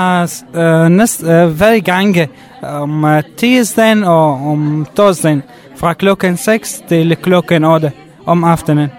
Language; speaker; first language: Danish; non-native, learner; Arabic